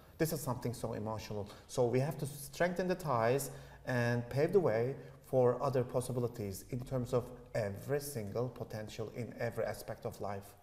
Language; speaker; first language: English; non-native, fluent; Turkish